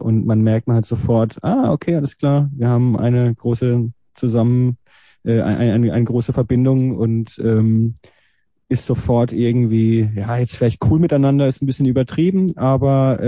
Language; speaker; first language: German; native; German